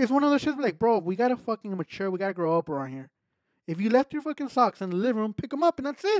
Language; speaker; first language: English; early bilingual, other home language; Spanish